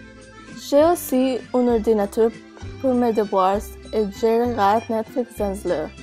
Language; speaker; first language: French; non-native, learner; English